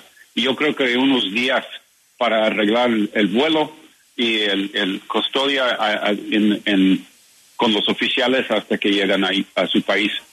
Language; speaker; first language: Spanish; non-native, learner; English